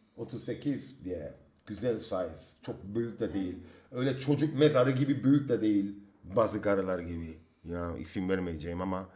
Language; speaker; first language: Turkish; native; Turkish